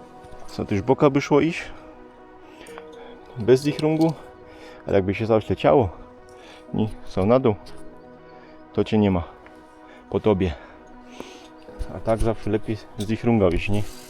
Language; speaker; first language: Polish; non-native, local second language; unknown